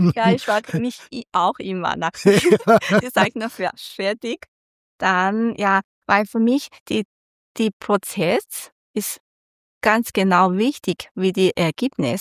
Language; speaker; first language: German; non-native, learner; Chinese